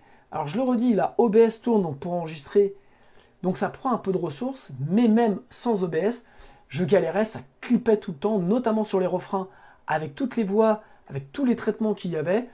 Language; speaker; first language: French; native; French